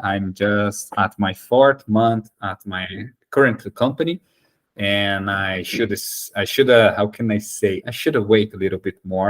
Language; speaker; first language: English; non-native, fluent; Portuguese